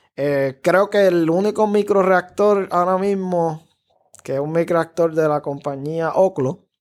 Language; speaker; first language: Spanish; native; Spanish